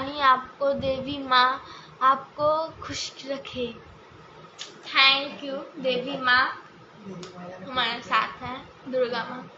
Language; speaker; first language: Hindi; non-native, local second language; Bangla